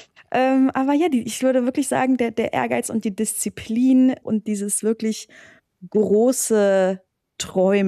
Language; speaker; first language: German; native; German